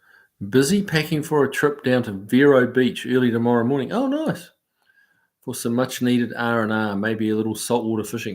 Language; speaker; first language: English; native; English